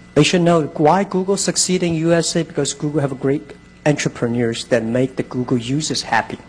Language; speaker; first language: English; non-native, fluent; Chinese